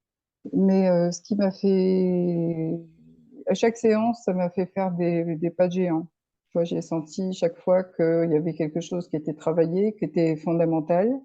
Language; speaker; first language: French; native; French